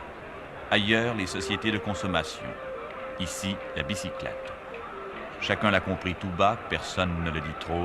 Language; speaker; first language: French; native; French